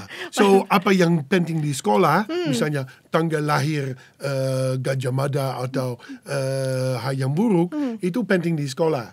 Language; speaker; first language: Indonesian; non-native, fluent; Dutch